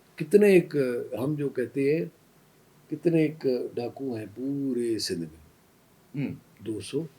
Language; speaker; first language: Urdu; non-native, local second language; Sindhi